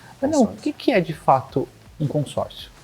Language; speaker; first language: Portuguese; native; Portuguese